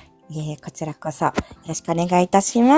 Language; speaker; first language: Japanese; non-native, fluent; Filipino